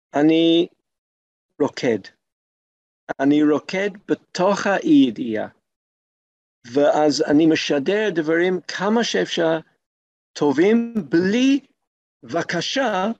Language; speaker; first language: Hebrew; non-native, fluent; English